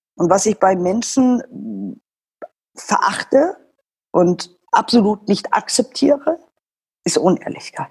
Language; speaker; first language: German; non-native, fluent; Persian